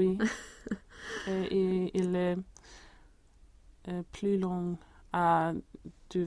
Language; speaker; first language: French; non-native, learner; Swedish